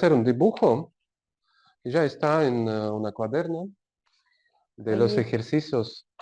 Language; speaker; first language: Spanish; non-native, learner; Russian